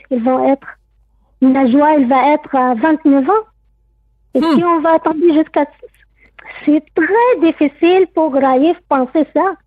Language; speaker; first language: French; non-native, learner; Arabic